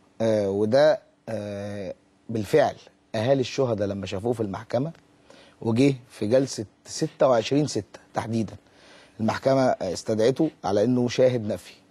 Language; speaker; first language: Arabic; native; Arabic